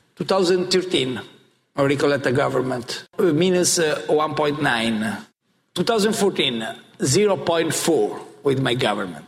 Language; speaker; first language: English; non-native, learner; Italian